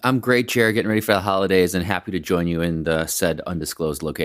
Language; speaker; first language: English; native; English